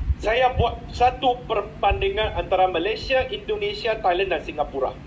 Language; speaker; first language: Malay; non-native, local second language; Chinese